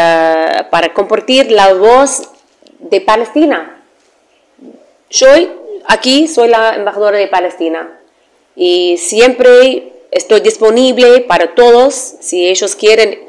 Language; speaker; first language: Spanish; non-native, fluent; Arabic